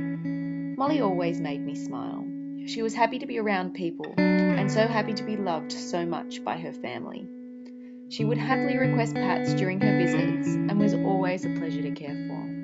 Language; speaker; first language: English; native; English